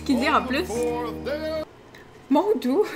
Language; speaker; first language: French; native; French